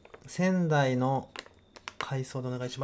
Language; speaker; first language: Japanese; native; Japanese